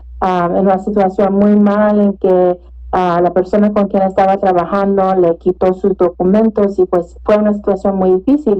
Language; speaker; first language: Spanish; early bilingual, heritage; Spanish